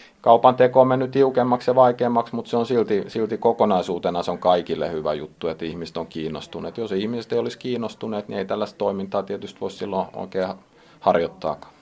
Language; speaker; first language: Finnish; native; Finnish